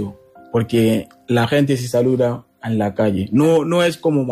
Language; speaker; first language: Spanish; non-native, learner; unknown